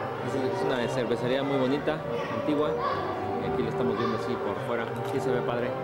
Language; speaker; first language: Spanish; native; Spanish